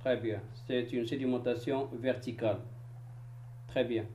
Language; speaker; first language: French; non-native, local second language; Arabic